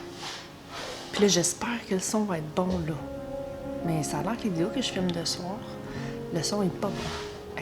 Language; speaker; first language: French; native; French